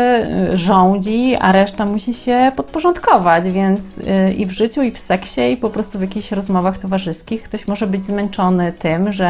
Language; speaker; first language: Polish; native; Polish